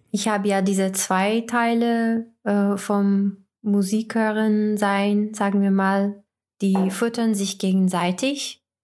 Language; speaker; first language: German; non-native, fluent; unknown